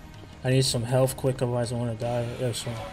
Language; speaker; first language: English; native; English